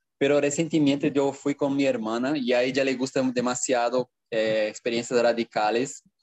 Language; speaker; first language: Spanish; non-native, learner; Portuguese